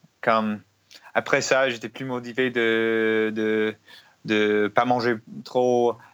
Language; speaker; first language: French; non-native, learner; English